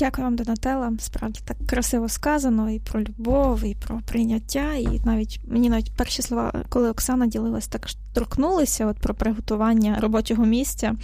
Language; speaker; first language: Ukrainian; native; Ukrainian